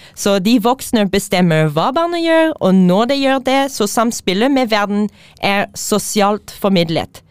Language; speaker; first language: Norwegian; non-native, fluent; French